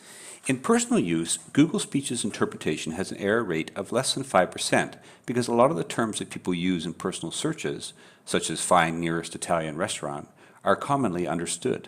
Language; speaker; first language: English; native; English